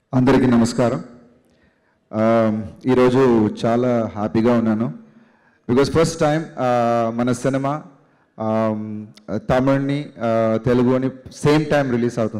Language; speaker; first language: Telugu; non-native, learner; Tamil